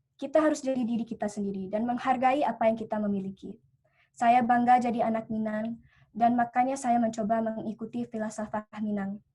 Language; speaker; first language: Indonesian; early bilingual, heritage; Indonesian